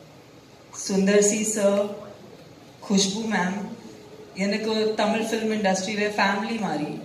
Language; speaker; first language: Tamil; non-native, local second language; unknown